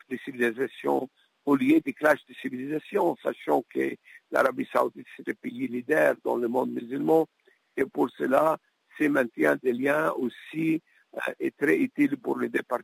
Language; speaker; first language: French; non-native, local second language; Arabic